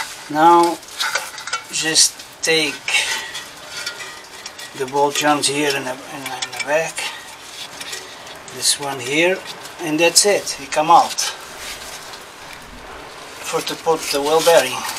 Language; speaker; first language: English; non-native, learner; Portuguese